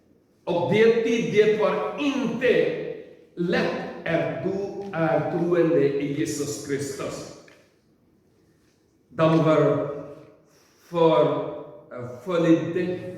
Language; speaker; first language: Swedish; non-native, learner; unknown